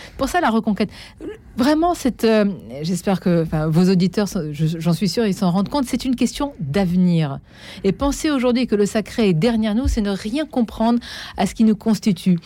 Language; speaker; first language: French; non-native, local second language; Arabic